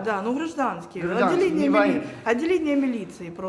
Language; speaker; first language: Russian; native; Russian